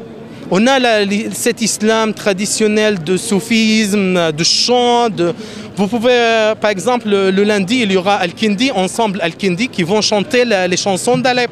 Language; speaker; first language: French; non-native, fluent; Arabic